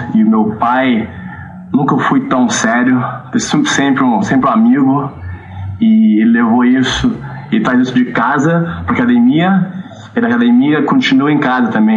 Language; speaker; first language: Portuguese; early bilingual, heritage; Portuguese